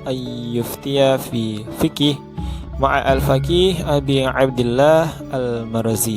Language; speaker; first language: Arabic; non-native, learner; Indonesian